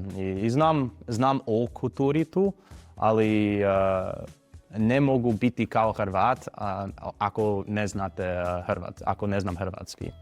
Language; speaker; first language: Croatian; non-native, learner; Spanish